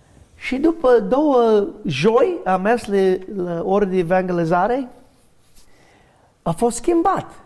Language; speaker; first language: Romanian; non-native, fluent; English